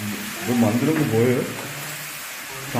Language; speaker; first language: Korean; non-native, learner; Sinhala